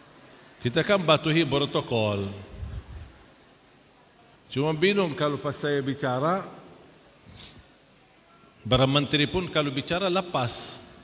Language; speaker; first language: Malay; non-native, fluent; Arabic